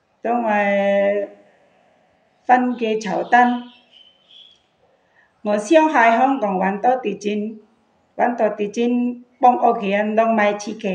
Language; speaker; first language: Cantonese; non-native, learner; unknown